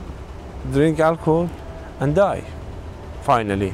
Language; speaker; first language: English; non-native, learner; Persian